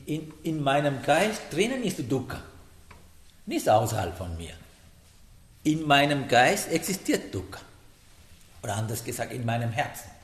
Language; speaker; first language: German; non-native, learner; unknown